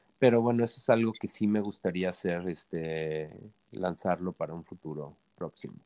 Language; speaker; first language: Spanish; native; Spanish